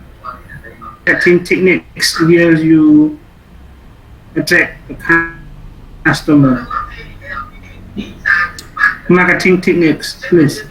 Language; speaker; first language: English; non-native, fluent; Khmer